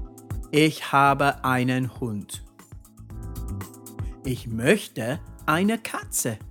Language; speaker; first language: German; non-native, fluent; English